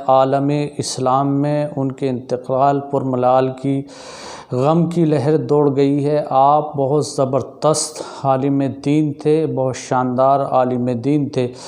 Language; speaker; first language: Urdu; native; Urdu